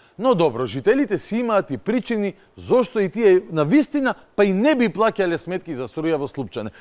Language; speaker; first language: Macedonian; native; Macedonian